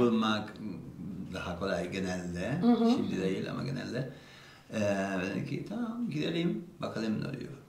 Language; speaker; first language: Turkish; non-native, learner; Spanish